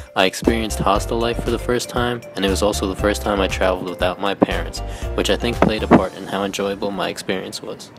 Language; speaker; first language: English; native; English